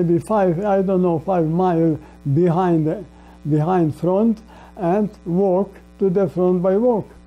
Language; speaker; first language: English; non-native, learner; Polish